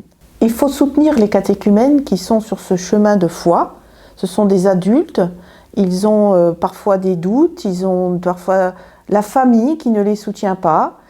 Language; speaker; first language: French; native; French